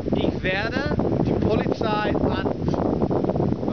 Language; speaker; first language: German; non-native, learner; English